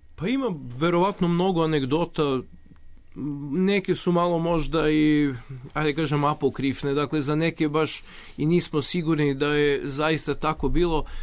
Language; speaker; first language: Serbian; native; Serbian